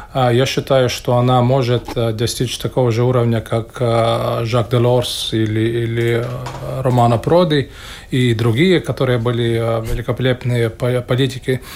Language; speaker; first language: Russian; non-native, local second language; Latvian